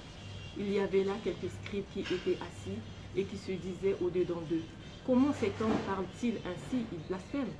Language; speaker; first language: French; non-native, local second language; Lingala